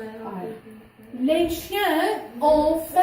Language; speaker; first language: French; non-native, fluent; English